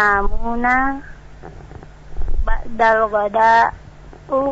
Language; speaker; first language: Arabic; non-native, learner; Indonesian